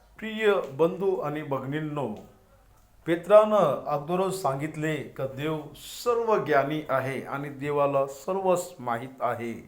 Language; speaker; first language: Marathi; non-native, local second language; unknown